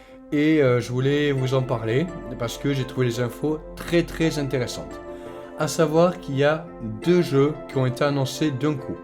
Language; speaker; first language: French; native; French